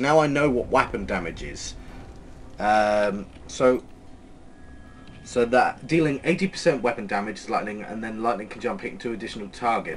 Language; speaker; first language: English; native; English